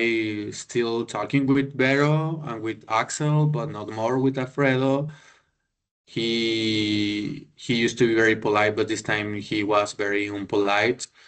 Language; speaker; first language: English; non-native, learner; Spanish